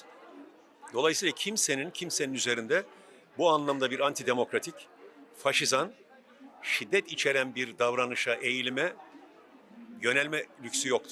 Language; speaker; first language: Turkish; native; Turkish